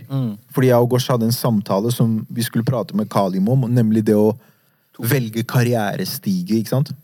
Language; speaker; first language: Norwegian; early bilingual, other home language; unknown